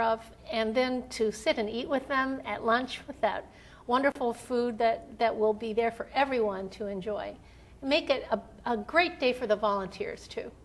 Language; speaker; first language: English; native; English